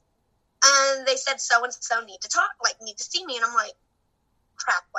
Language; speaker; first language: English; native; English